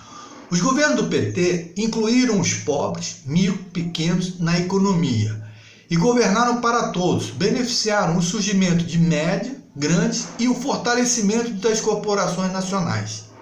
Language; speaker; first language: Portuguese; native; Portuguese